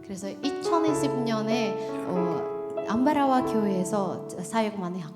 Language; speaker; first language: Korean; non-native, learner; Indonesian